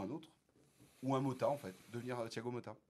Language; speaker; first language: French; native; French